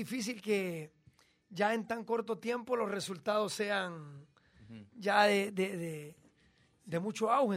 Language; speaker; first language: Spanish; native; Spanish